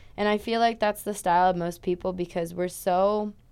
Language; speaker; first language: English; non-native, fluent; Portuguese